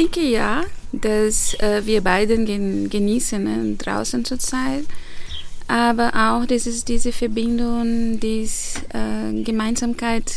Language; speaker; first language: German; non-native, fluent; Portuguese